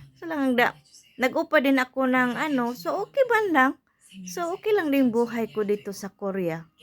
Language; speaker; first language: Filipino; native; Filipino